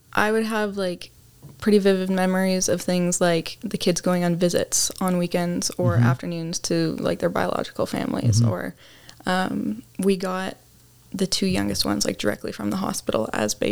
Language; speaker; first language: English; native; English